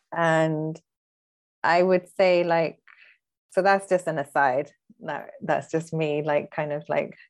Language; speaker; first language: English; early bilingual, other home language; Hindi